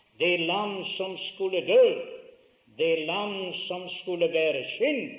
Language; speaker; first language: Norwegian; early bilingual, heritage; Norwegian